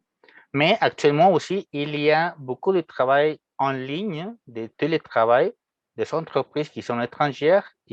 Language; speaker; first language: French; non-native, fluent; Spanish